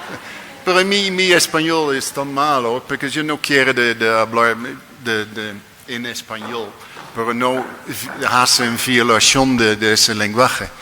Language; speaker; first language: Spanish; non-native, learner; Dutch